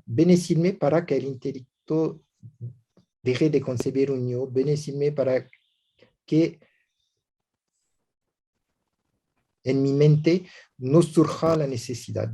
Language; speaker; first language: Spanish; non-native, learner; French